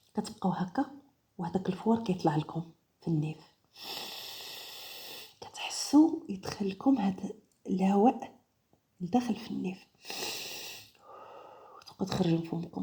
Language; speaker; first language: Arabic; native; Arabic